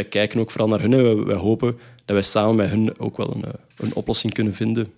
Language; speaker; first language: Dutch; native; Dutch